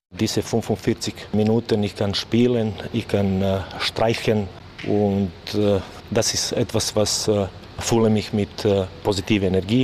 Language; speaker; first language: German; non-native, learner; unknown